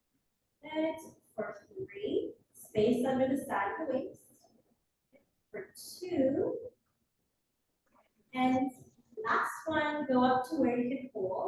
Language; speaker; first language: English; native; English